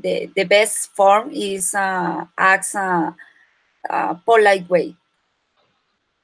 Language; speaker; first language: English; non-native, learner; Spanish